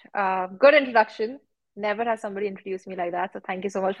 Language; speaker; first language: English; non-native, local second language; Hindi